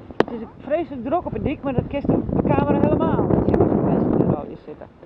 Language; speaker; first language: Dutch; non-native, local second language; Western Frisian